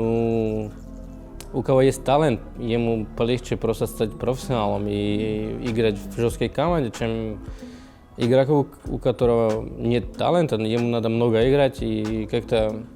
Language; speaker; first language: Russian; non-native, learner; Slovak